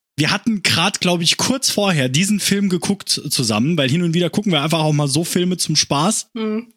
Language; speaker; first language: German; native; German